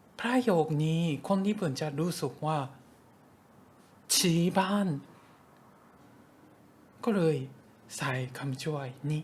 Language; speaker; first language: Thai; non-native, fluent; Japanese